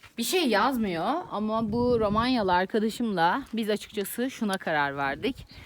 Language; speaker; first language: Turkish; native; Turkish